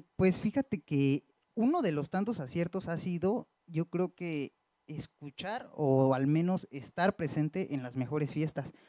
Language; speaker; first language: Spanish; native; Spanish